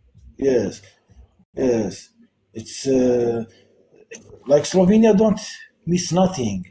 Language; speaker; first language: English; non-native, local second language; Arabic